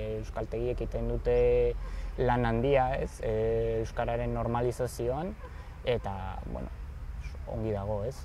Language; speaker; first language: Basque; non-native, local second language; Spanish